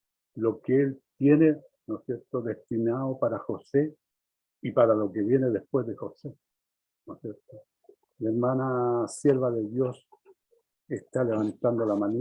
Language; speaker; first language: Spanish; native; Spanish